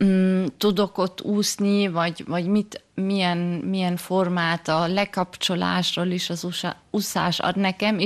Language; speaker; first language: Hungarian; early bilingual, heritage; German